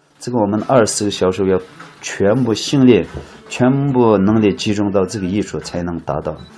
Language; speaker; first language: Chinese; non-native, local second language; Uyghur